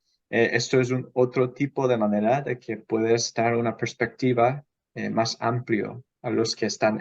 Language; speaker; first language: Spanish; non-native, fluent; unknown